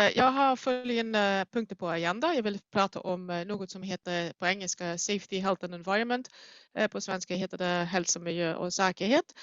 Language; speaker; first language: Swedish; non-native, fluent; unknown